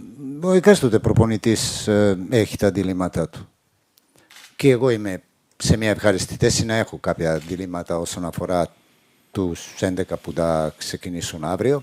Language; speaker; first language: Greek; non-native, fluent; Serbian